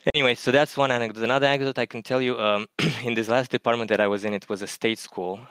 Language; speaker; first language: English; non-native, fluent; Romanian